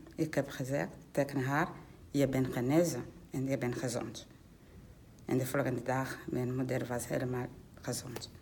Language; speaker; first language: Dutch; non-native, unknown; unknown